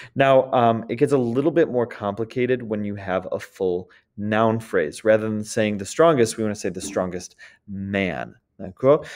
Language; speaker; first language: English; native; English